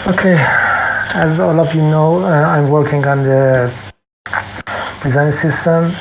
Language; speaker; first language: English; non-native, fluent; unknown